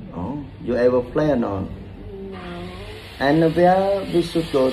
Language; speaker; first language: English; non-native, learner; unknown